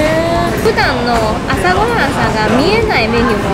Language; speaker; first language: Japanese; non-native, fluent; Chinese